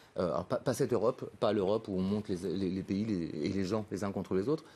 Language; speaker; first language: French; native; French